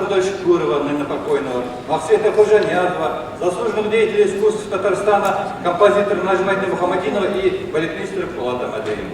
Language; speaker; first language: Russian; non-native, local second language; Kara-Kalpak